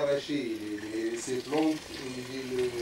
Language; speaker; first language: French; non-native, local second language; Arabic